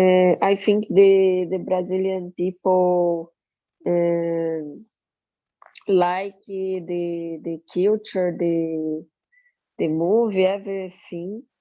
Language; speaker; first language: English; non-native, learner; Portuguese